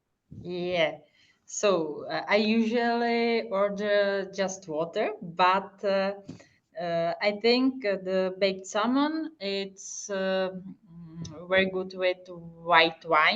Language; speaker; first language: English; non-native, fluent; Hungarian